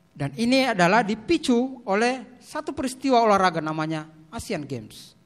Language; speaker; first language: Indonesian; native; Indonesian